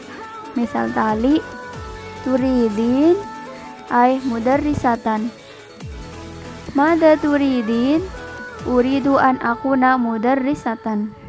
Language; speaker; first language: Arabic; non-native, learner; Indonesian